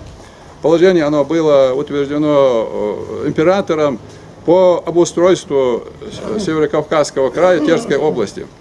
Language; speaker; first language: Russian; non-native, local second language; Ingush